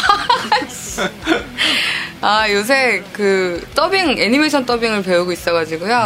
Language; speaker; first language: Korean; native; Korean